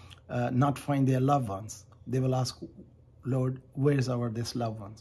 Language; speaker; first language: English; non-native, fluent; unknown